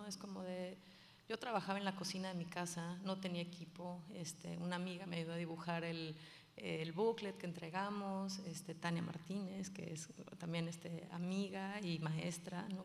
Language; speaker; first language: Spanish; native; Spanish